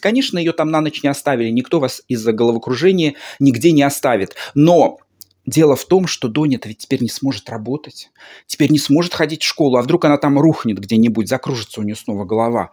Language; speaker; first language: Russian; native; Russian